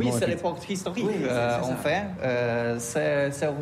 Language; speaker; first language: French; non-native, learner; Polish